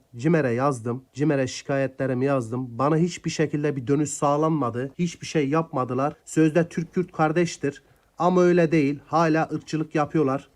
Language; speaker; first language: Turkish; non-native, local second language; Kurdish